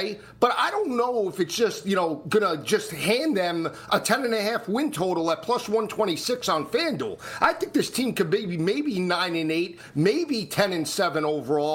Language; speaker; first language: English; native; English